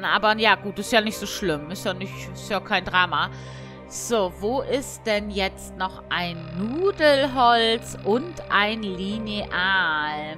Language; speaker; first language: German; native; German